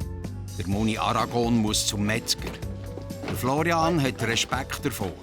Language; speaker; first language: German; native; German